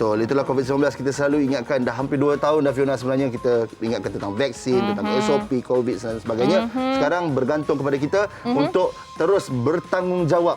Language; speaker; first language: Malay; native; Malay